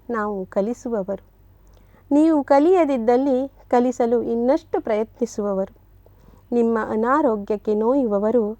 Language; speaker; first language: Kannada; native; Kannada